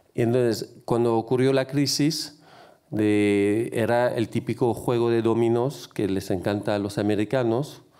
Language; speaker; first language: Spanish; non-native, fluent; French